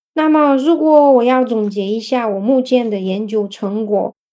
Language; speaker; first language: Chinese; non-native, fluent; Bulgarian